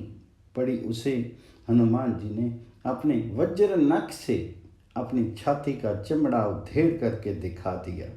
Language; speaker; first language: Hindi; native; Hindi